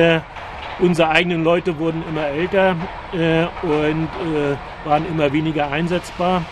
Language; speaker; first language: German; native; German